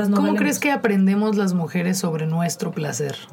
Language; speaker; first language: Spanish; native; Spanish